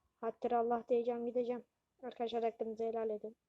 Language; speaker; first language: Turkish; native; Turkish